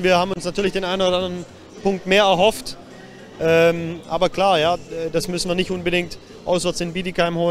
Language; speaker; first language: German; native; German